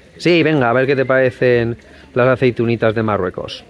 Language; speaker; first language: Spanish; native; Spanish